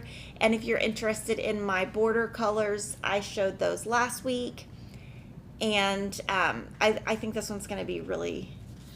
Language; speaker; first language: English; native; English